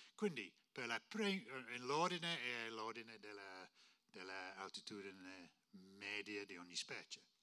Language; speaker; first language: Italian; non-native, fluent; English